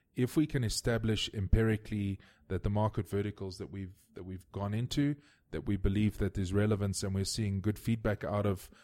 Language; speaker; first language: English; native; English